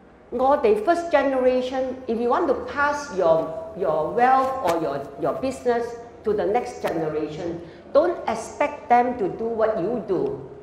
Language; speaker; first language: English; non-native, local second language; Cantonese